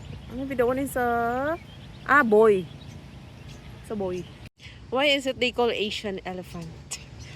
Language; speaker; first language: English; non-native, local second language; Filipino